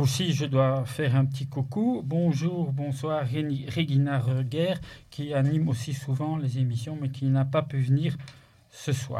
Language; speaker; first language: French; native; French